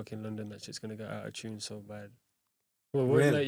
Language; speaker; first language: English; native; English